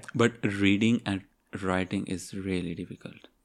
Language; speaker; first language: English; non-native, local second language; Urdu